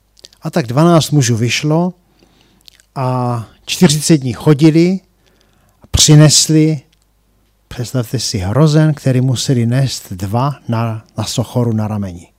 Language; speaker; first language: Czech; native; Czech